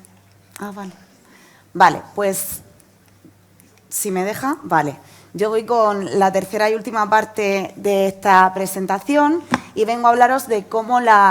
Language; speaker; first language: Spanish; native; Spanish